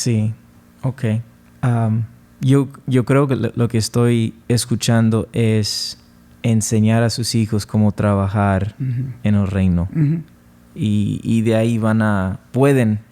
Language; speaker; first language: Spanish; non-native, fluent; English